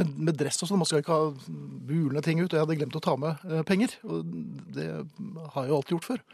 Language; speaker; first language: Norwegian; native; Norwegian